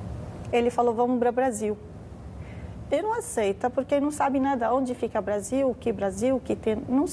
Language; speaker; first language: Portuguese; non-native, learner; Arabic